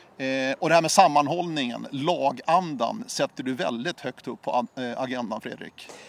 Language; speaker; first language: Swedish; native; Swedish